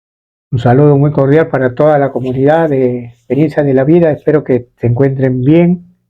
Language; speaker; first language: Spanish; native; Spanish